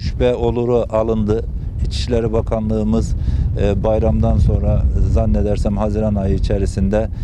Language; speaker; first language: Turkish; native; Turkish